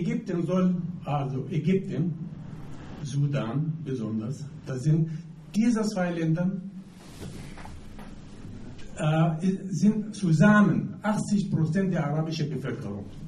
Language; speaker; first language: German; non-native, fluent; Arabic